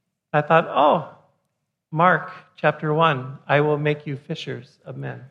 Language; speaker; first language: English; native; English